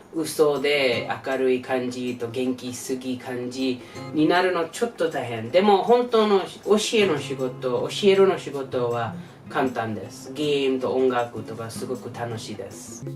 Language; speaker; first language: Japanese; non-native, learner; English